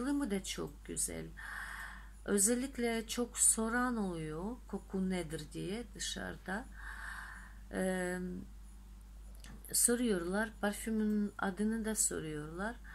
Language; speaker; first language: Turkish; non-native, fluent; Russian